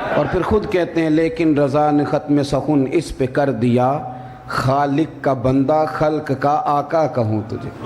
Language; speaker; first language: Urdu; non-native, local second language; Punjabi